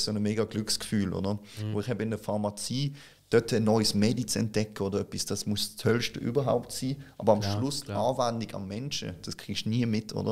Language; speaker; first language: German; native; German